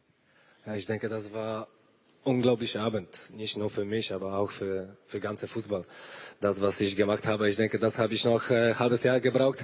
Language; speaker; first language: German; non-native, learner; Polish